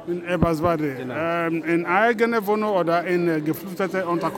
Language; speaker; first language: German; non-native, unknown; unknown